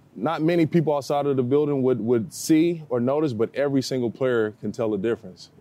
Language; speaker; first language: English; native; English